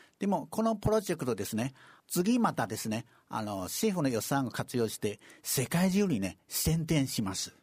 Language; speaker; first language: Japanese; non-native, fluent; Chinese